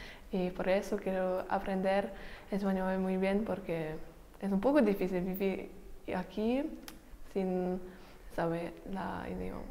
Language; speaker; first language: Spanish; non-native, learner; German